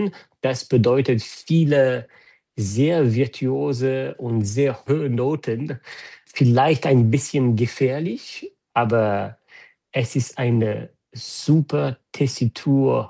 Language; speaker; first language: German; non-native, fluent; French